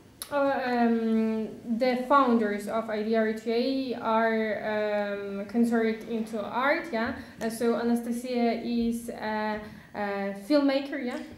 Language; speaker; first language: English; non-native, fluent; Ukrainian